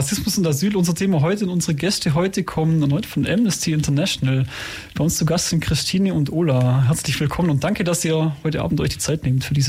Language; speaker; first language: German; native; German